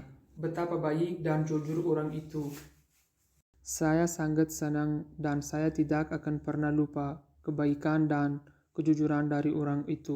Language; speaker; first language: Indonesian; non-native, fluent; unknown